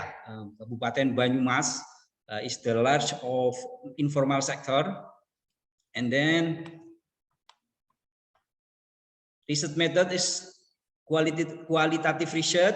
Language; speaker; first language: English; non-native, learner; Indonesian